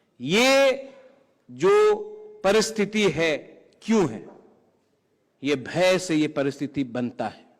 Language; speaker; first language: Hindi; non-native, local second language; Kok Borok